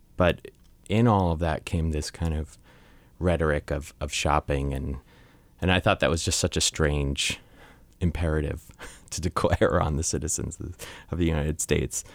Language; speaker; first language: English; native; English